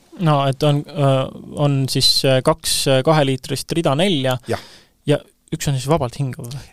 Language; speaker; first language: Estonian; native; Estonian